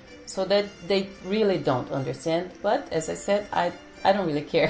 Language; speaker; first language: English; non-native, fluent; Portuguese